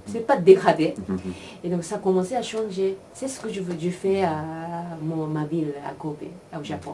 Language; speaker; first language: French; non-native, learner; Japanese